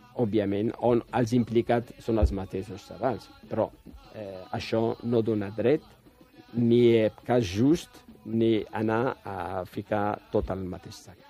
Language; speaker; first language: Catalan; non-native, fluent; Riffian